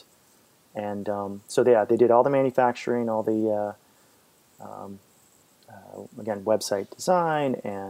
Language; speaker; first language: English; native; English